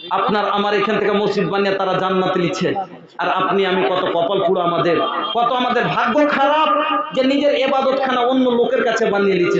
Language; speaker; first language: Bangla; non-native, local second language; Bhojpuri